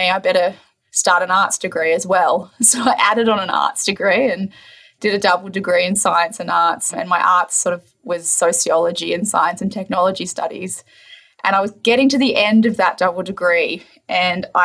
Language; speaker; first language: English; native; English